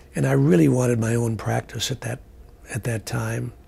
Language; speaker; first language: English; native; English